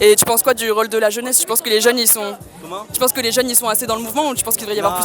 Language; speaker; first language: French; native; French